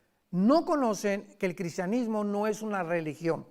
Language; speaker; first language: Spanish; native; Spanish